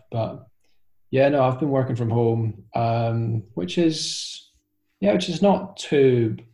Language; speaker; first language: English; native; English